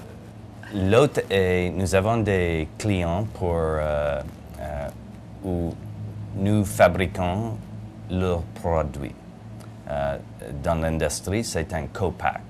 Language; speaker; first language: French; non-native, learner; English